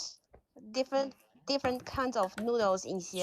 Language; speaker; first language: English; non-native, learner; Chinese